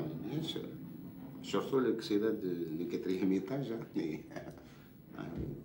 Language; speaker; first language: French; non-native, learner; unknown